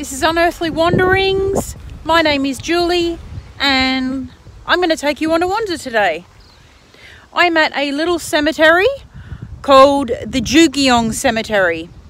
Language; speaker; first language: English; native; English